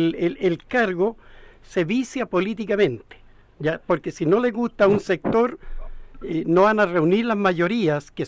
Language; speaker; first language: Spanish; native; Spanish